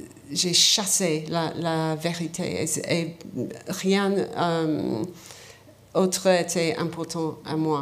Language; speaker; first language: French; non-native, learner; English